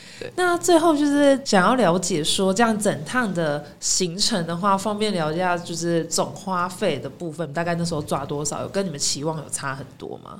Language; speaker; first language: Chinese; native; Chinese